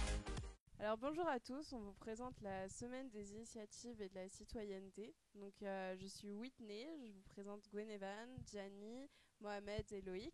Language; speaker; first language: French; native; French